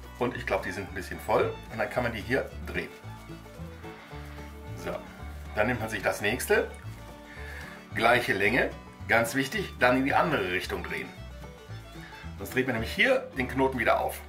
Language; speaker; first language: German; native; German